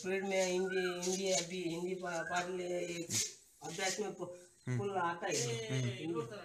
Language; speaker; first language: Hindi; non-native, local second language; Kannada